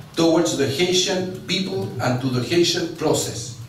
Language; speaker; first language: English; non-native, fluent; Spanish